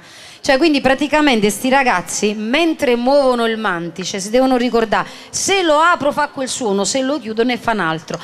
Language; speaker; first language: Italian; native; Italian